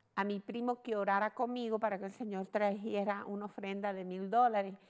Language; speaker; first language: Spanish; early bilingual, heritage; Spanish